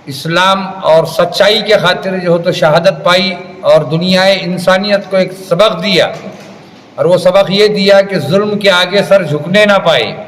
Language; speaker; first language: Urdu; native; Urdu